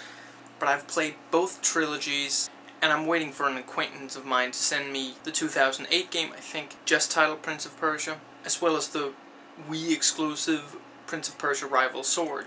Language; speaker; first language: English; native; English